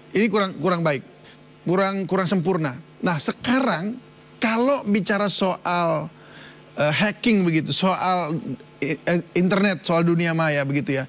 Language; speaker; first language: Indonesian; native; Indonesian